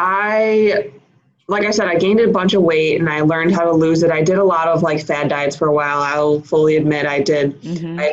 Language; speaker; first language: English; native; English